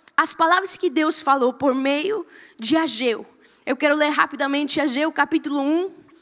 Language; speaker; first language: Portuguese; non-native, fluent; Spanish